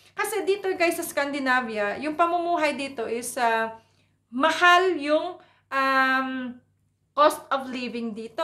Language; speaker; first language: Filipino; non-native, local second language; Cebuano